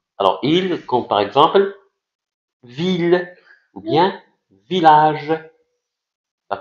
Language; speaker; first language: French; non-native, local second language; Arabic